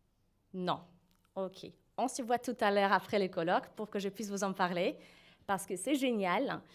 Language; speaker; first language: French; non-native, fluent; Polish